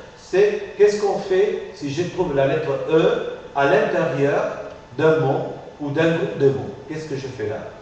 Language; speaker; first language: French; non-native, fluent; Spanish